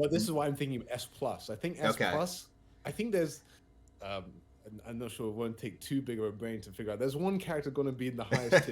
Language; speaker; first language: English; native; English